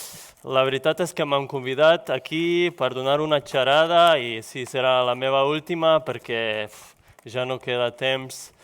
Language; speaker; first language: Catalan; non-native, local second language; Spanish